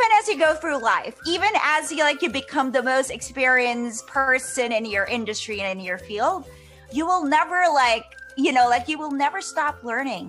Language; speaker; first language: English; non-native, local second language; Filipino